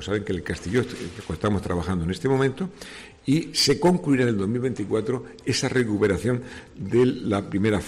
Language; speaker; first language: Spanish; native; Spanish